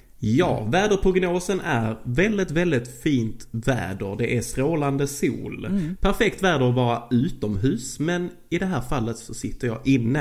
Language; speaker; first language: Swedish; native; Swedish